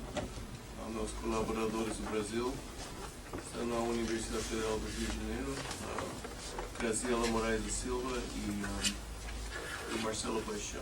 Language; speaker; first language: Portuguese; non-native, fluent; English